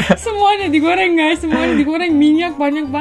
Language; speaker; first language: Indonesian; non-native, fluent; Turkish